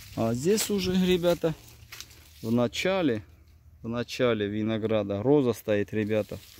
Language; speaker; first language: Russian; non-native, local second language; Georgian